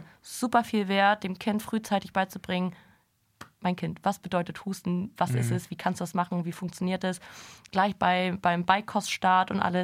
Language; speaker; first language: German; native; German